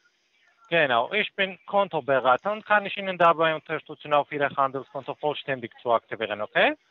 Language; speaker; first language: German; non-native, fluent; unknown